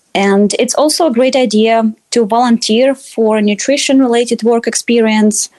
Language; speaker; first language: English; non-native, fluent; Russian